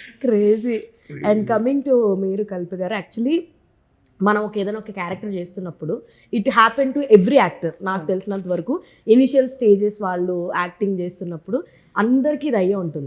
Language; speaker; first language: Telugu; native; Telugu